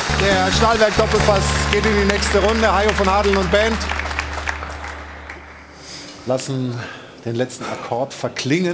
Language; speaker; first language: German; native; German